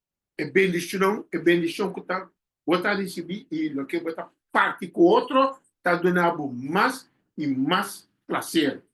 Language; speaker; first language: Portuguese; non-native, learner; Papiamento